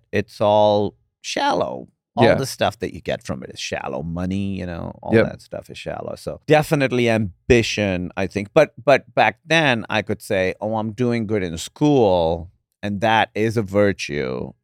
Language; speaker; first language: English; non-native, local second language; Urdu